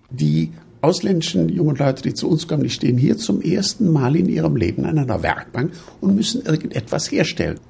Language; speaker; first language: German; native; German